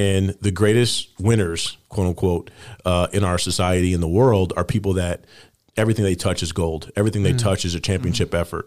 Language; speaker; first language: English; native; English